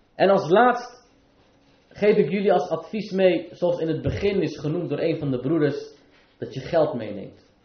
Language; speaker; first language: Dutch; early bilingual, other home language; Arabic